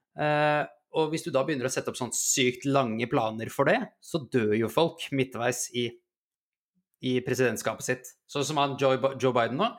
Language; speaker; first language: Norwegian; native; Norwegian